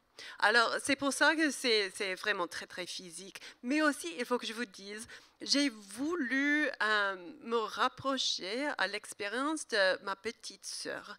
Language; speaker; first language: French; non-native, learner; English